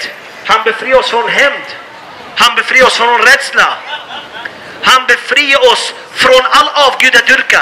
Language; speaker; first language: Swedish; non-native, fluent; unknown